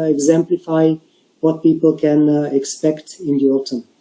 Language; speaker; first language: English; non-native, fluent; Bulgarian